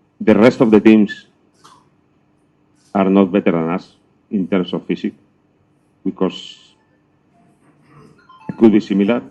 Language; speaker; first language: English; non-native, learner; Spanish